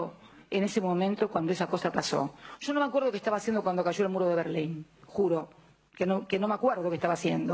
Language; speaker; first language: Spanish; native; Spanish